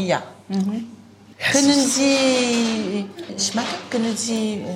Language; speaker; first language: German; non-native, learner; French